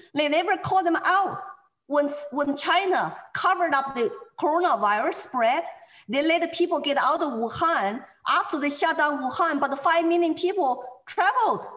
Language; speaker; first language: English; non-native, fluent; Chinese